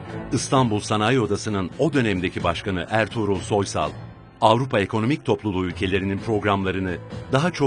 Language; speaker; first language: Turkish; native; Turkish